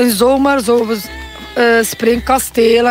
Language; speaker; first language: Dutch; non-native, learner; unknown